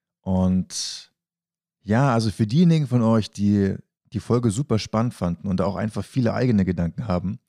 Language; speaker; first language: German; native; German